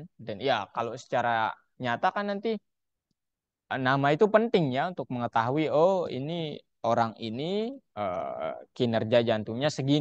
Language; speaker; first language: Indonesian; native; Indonesian